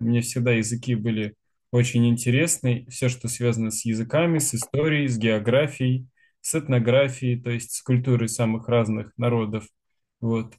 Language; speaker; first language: Russian; native; Russian